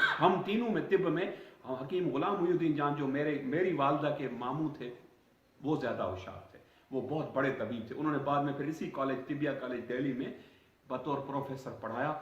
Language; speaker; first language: Urdu; non-native, local second language; Sindhi